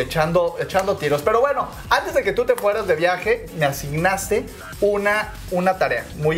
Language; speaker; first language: Spanish; native; Spanish